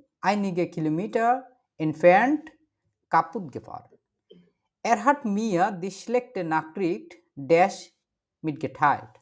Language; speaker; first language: German; non-native, fluent; Bangla